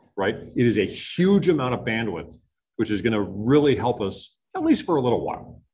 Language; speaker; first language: English; native; English